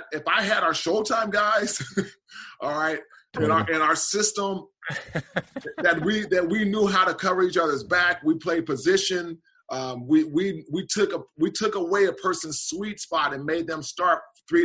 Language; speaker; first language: English; native; English